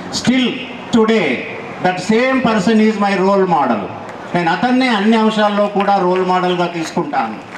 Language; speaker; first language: Telugu; native; Telugu